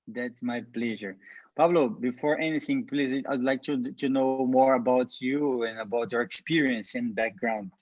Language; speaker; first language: English; non-native, fluent; Portuguese